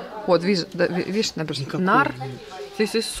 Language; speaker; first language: Russian; native; Russian